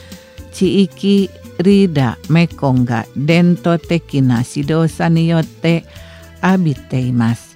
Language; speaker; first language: Japanese; non-native, fluent; Indonesian